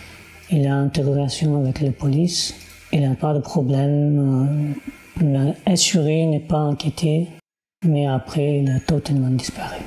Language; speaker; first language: French; non-native, learner; Uyghur